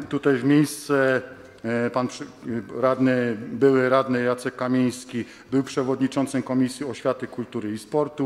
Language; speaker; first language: Polish; native; Polish